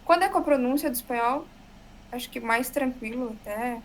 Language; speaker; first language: Portuguese; native; Portuguese